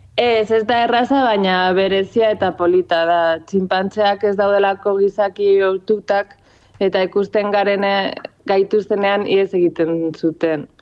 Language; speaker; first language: Basque; non-native, local second language; Spanish